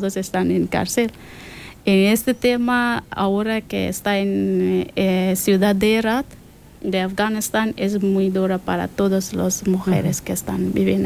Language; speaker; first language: Spanish; non-native, learner; Persian